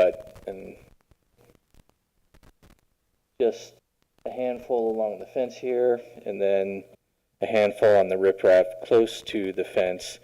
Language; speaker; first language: English; native; English